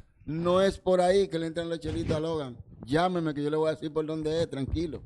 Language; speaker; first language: Spanish; native; Spanish